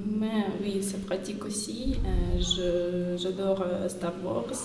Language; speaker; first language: French; non-native, learner; Ukrainian